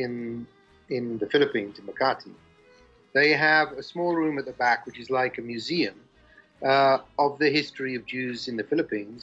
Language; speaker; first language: English; native; English